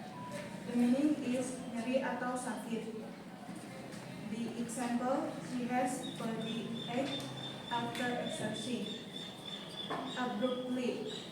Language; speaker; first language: English; non-native, local second language; Indonesian